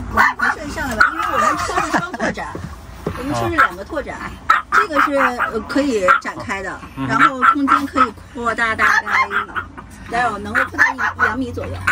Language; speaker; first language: Chinese; native; Chinese